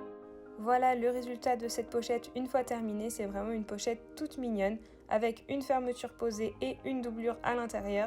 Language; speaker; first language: French; native; French